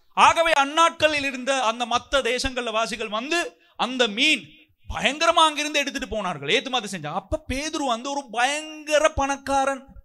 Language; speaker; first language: Tamil; non-native, local second language; Sinhala